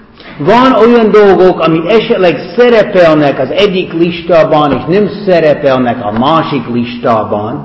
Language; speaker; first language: Hungarian; non-native, fluent; English